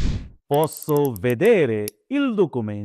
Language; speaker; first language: Italian; non-native, fluent; Bangla